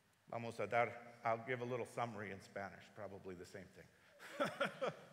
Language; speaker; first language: English; native; English